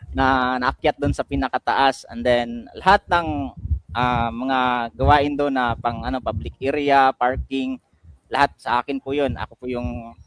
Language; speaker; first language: Filipino; non-native, local second language; Cebuano